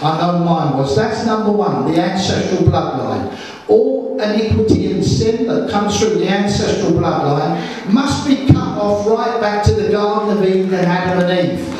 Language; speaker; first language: English; native; English